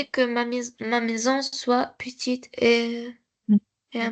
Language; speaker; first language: French; non-native, learner; Arabic